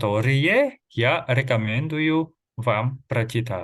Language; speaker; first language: Russian; non-native, fluent; Indonesian